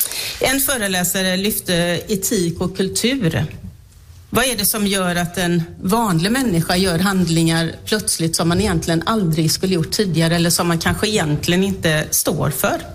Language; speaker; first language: Swedish; native; Swedish